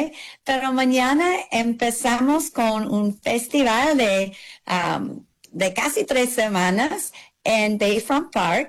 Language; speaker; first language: Spanish; early bilingual, heritage; English